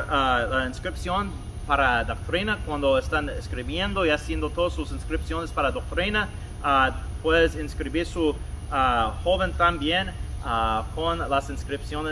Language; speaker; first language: Spanish; non-native, fluent; English